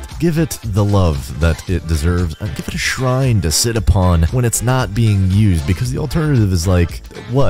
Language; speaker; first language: English; native; English